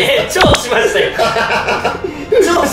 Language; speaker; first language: Japanese; native; Japanese